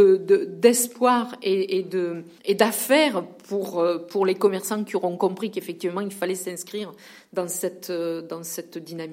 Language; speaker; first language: French; native; French